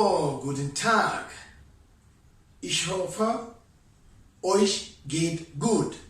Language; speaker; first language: German; non-native, fluent; Sinhala